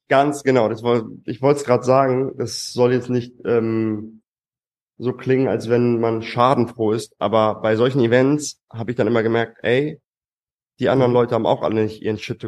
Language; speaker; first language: German; native; German